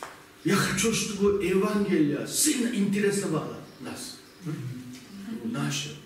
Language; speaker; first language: Russian; non-native, learner; Korean